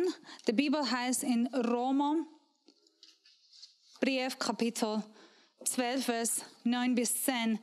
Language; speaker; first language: German; non-native, learner; Persian